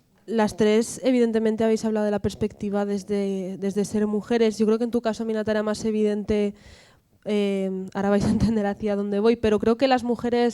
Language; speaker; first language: Spanish; native; Spanish